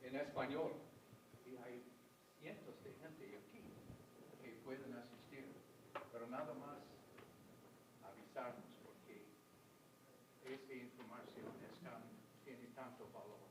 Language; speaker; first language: Spanish; non-native, fluent; English